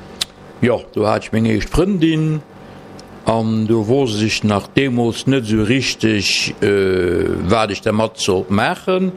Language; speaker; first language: German; non-native, local second language; Luxembourgish